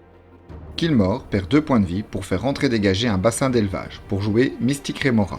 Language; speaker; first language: French; native; French